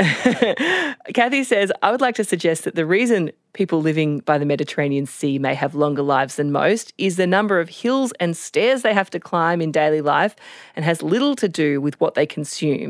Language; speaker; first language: English; native; English